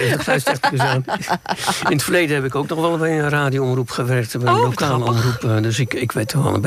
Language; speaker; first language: Dutch; native; Dutch